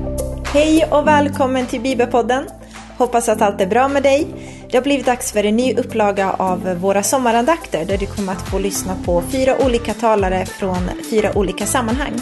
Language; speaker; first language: Swedish; native; Swedish